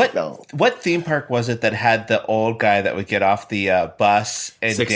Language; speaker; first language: English; native; English